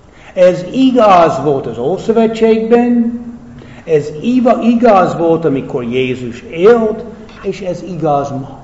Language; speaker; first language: Hungarian; non-native, fluent; English